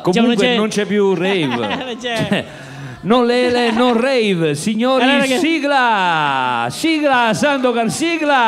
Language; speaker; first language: Italian; native; Italian